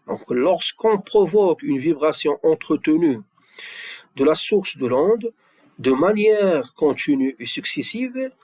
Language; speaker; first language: French; non-native, local second language; Arabic